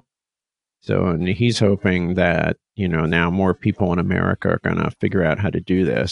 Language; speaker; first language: English; native; English